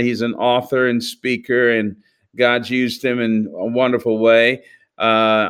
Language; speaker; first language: English; native; English